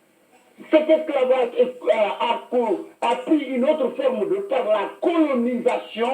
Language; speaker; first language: French; non-native, local second language; Wolof